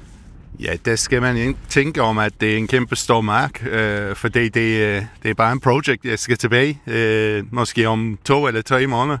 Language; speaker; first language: Danish; non-native, learner; English